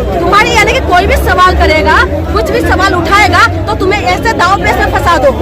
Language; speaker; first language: Hindi; non-native, local second language; Manipuri